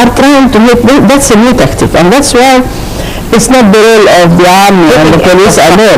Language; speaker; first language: English; non-native, fluent; Arabic